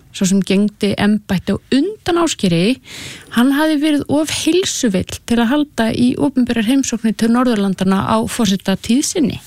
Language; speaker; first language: Icelandic; native; Icelandic